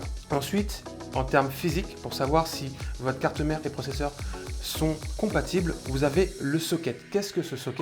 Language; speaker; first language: French; native; French